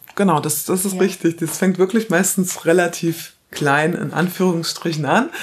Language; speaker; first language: German; native; German